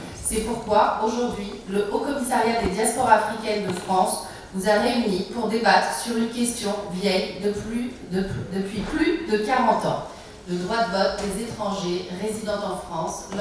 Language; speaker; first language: French; native; French